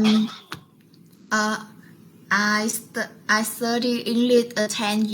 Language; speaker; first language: English; non-native, learner; Vietnamese